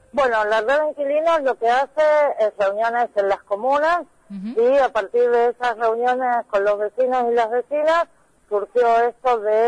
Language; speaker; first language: Spanish; native; Spanish